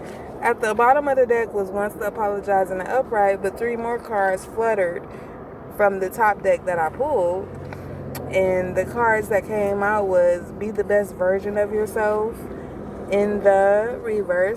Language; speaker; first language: English; native; English